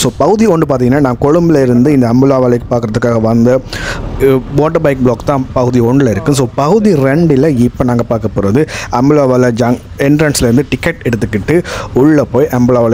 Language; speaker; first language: Tamil; native; Tamil